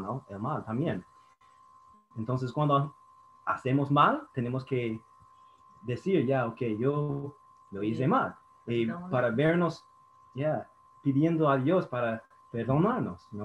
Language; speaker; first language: Spanish; non-native, fluent; English